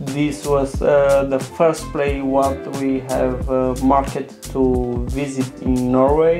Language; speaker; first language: English; non-native, learner; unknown